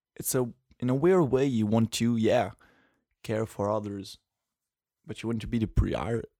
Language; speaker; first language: English; non-native, fluent; French